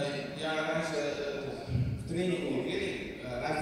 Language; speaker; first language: Russian; non-native, learner; Tajik